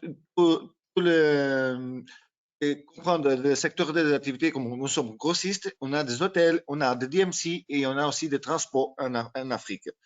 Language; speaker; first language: French; non-native, learner; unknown